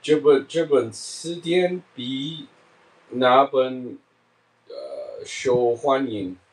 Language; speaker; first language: Chinese; non-native, learner; English